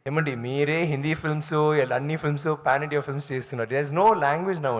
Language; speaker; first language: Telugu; non-native, learner; Tamil